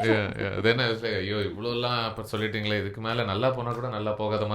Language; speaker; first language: Tamil; native; Tamil